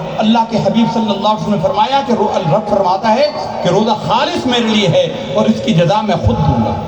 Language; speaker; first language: Urdu; non-native, local second language; Punjabi